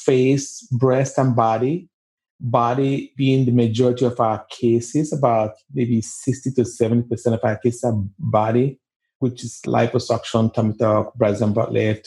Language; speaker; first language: English; non-native, local second language; Igbo